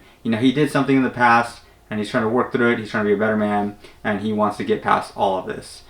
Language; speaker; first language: English; native; English